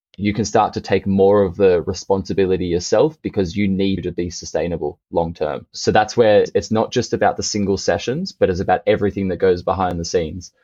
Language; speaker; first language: English; native; English